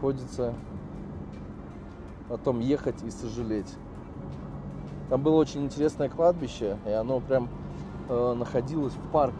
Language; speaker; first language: Russian; native; Russian